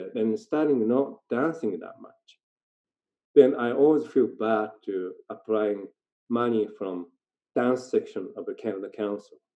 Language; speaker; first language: English; non-native, learner; Japanese